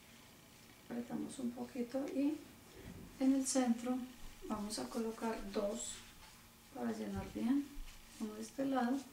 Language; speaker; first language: Spanish; native; Spanish